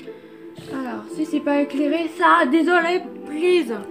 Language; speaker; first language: French; native; French